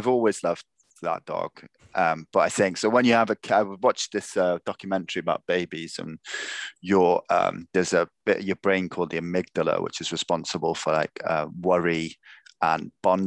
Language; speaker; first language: English; native; English